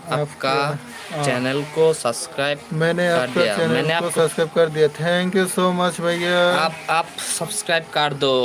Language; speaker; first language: Hindi; non-native, learner; Bangla